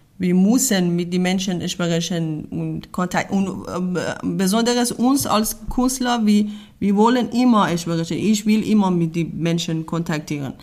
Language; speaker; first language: German; non-native, learner; Persian